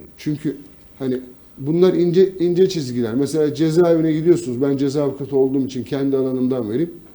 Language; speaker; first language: Turkish; native; Turkish